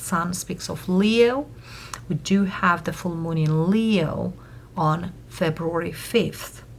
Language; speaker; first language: English; non-native, fluent; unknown